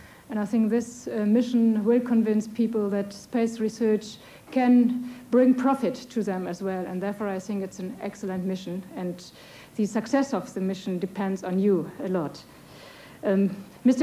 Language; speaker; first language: English; non-native, fluent; German